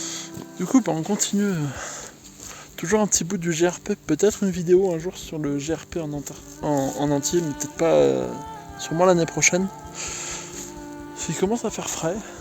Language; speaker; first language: French; native; French